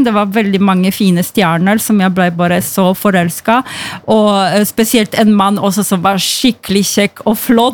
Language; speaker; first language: Norwegian; non-native, fluent; Polish